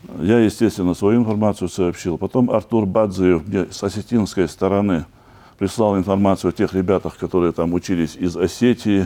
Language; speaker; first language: Russian; non-native, local second language; Chechen